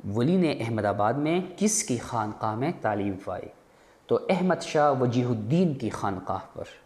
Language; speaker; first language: Urdu; non-native, local second language; Pashto